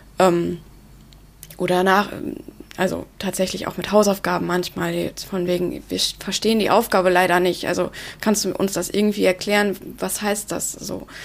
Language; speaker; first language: German; early bilingual, other home language; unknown